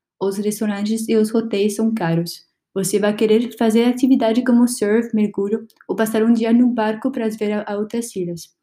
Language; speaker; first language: Portuguese; non-native, learner; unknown